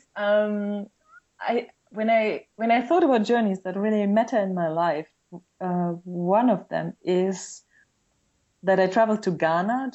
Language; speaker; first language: English; non-native, fluent; German